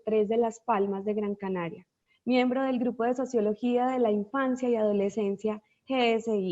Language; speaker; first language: Spanish; native; Spanish